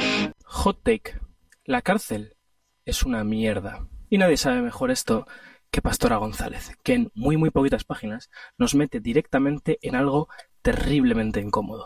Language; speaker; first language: Spanish; native; Spanish